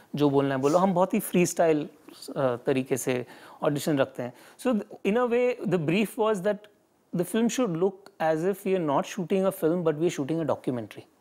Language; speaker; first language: Hindi; native; Hindi